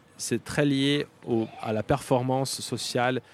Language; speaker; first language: French; non-native, fluent; Portuguese